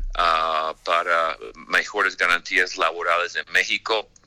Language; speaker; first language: Spanish; non-native, fluent; English